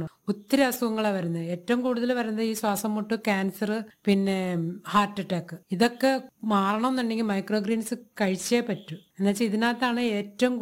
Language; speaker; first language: Malayalam; non-native, local second language; Telugu